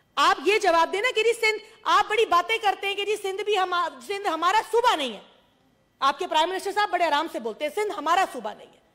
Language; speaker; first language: Urdu; non-native, local second language; Sindhi